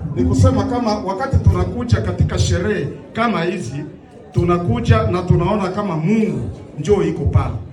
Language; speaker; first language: Swahili; native; Swahili